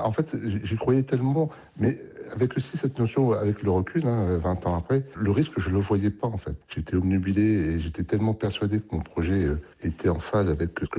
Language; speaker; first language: French; native; French